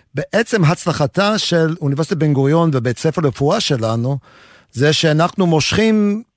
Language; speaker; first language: Hebrew; non-native, fluent; English